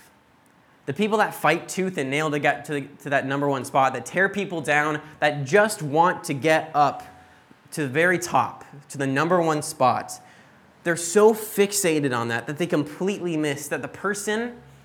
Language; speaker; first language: English; native; English